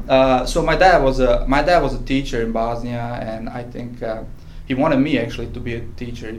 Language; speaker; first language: English; non-native, fluent; Bosnian